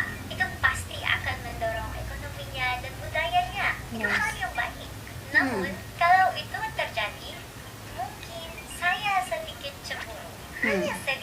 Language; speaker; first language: Indonesian; non-native, fluent; Filipino